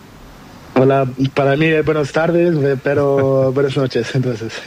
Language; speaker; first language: Spanish; non-native, learner; Portuguese